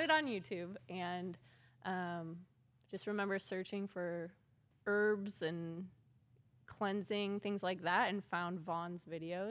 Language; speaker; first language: English; native; English